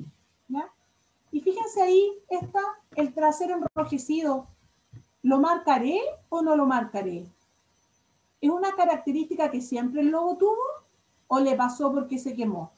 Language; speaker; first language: Spanish; native; Spanish